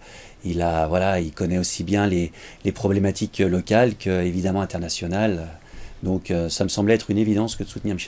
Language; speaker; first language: French; native; French